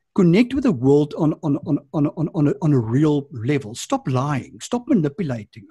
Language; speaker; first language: English; non-native, local second language; Afrikaans